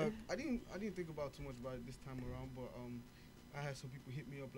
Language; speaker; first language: English; non-native, local second language; Yoruba